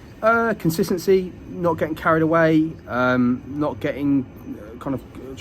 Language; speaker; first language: English; native; English